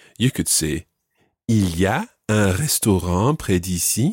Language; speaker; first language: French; non-native, fluent; English